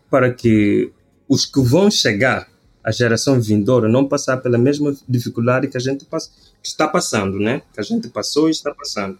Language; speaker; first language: Portuguese; non-native, local second language; Upper Guinea Crioulo